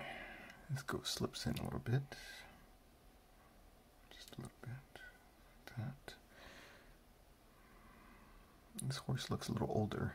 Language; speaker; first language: English; native; English